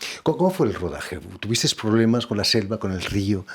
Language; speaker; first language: Spanish; native; Spanish